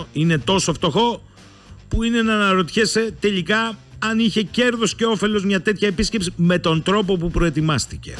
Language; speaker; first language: Greek; native; Greek